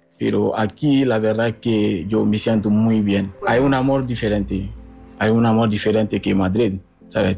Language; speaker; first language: Spanish; non-native, learner; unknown